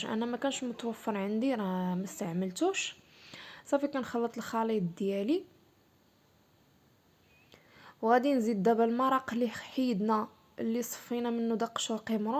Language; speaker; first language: Arabic; native; Arabic